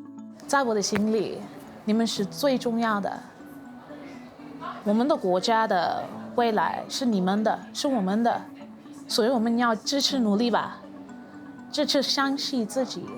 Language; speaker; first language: Chinese; non-native, learner; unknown